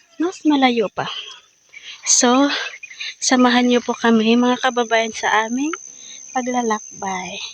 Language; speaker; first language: Filipino; non-native, local second language; Cebuano